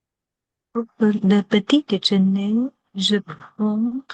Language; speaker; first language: French; non-native, learner; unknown